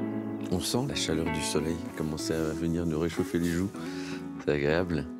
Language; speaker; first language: French; native; French